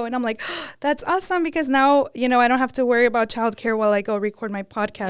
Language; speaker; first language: English; early bilingual, other home language; Spanish